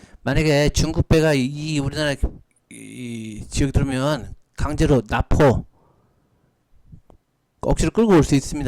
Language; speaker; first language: Korean; native; Korean